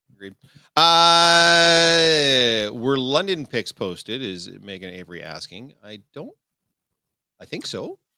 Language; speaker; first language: English; native; English